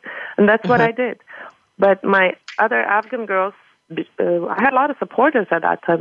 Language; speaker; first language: English; non-native, fluent; Persian